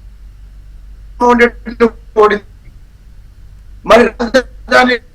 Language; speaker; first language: Telugu; native; Telugu